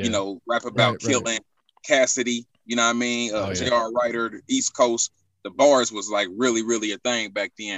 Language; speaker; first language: English; native; English